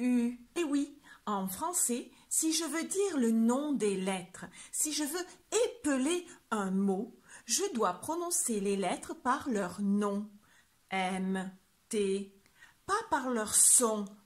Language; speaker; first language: French; native; French